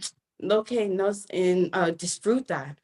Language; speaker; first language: Spanish; non-native, fluent; English